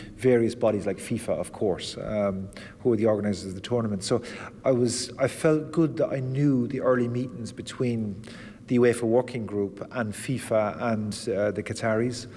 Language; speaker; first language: English; native; English